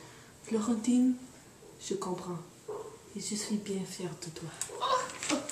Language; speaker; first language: French; non-native, learner; English